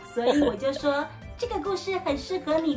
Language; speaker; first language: Chinese; native; Chinese